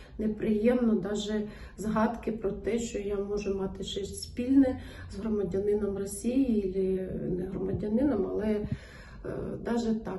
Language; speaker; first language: Ukrainian; non-native, local second language; Russian